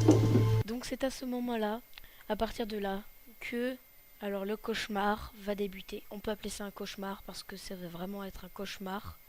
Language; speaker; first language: French; native; French